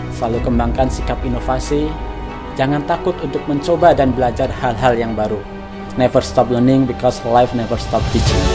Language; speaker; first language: Indonesian; native; Indonesian